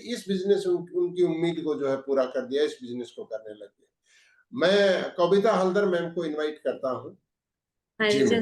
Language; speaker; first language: Hindi; native; Hindi